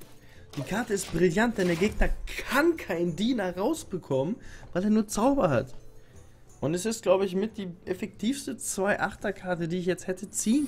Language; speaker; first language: German; native; German